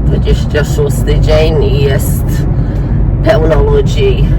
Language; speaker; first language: Polish; early bilingual, heritage; English